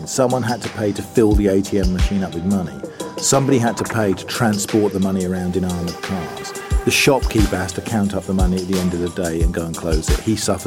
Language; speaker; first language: English; native; English